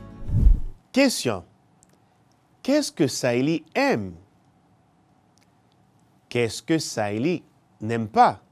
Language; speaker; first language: French; non-native, fluent; Spanish